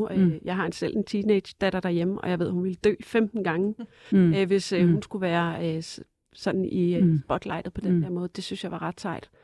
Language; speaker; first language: Danish; native; Danish